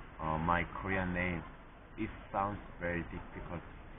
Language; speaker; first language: English; non-native, learner; Korean